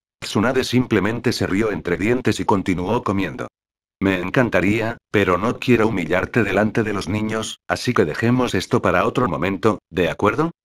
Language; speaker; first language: Spanish; native; Spanish